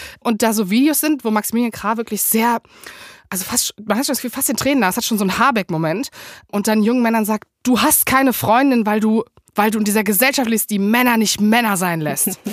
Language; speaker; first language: German; native; German